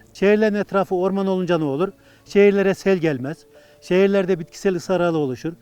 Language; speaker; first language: Turkish; native; Turkish